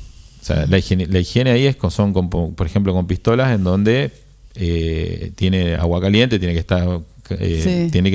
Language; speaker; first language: Spanish; native; Spanish